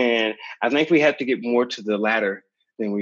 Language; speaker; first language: English; native; English